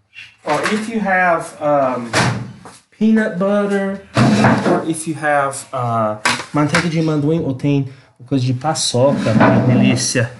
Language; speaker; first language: Portuguese; non-native, learner; English